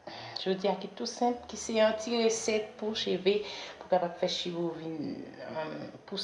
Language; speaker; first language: French; non-native, learner; Haitian Creole